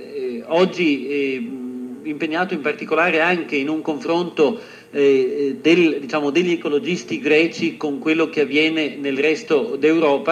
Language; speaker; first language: Italian; native; Italian